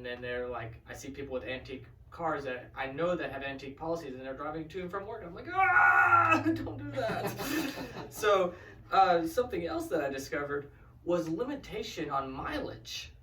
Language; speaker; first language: English; native; English